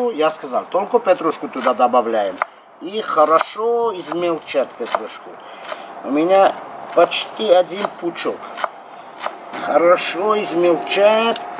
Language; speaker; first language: Russian; non-native, fluent; Armenian